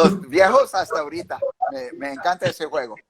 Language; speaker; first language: Spanish; early bilingual, heritage; English